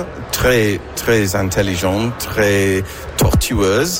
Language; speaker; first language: French; non-native, learner; English